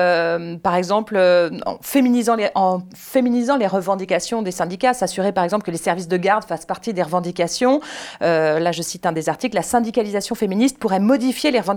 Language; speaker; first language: French; native; French